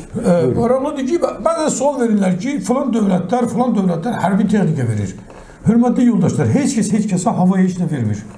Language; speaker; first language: Azerbaijani; non-native, local second language; Talysh